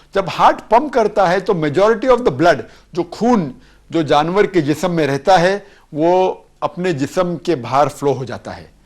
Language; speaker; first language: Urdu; non-native, local second language; Konkani